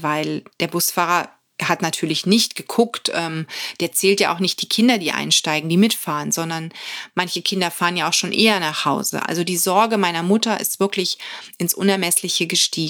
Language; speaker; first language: German; native; German